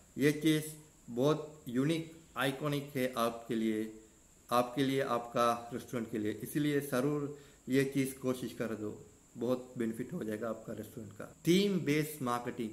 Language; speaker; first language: Hindi; non-native, learner; Sinhala